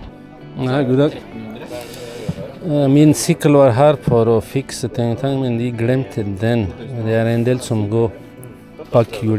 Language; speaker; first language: Norwegian; non-native, learner; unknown